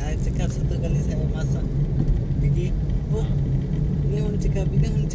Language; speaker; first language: Indonesian; non-native, learner; Maithili